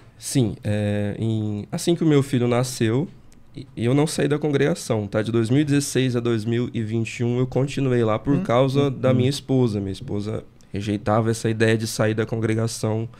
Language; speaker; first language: Portuguese; native; Portuguese